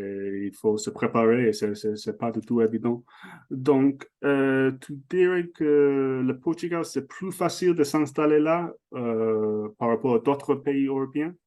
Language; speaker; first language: French; non-native, fluent; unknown